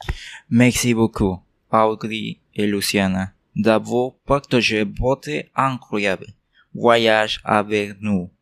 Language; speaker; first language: French; non-native, learner; Spanish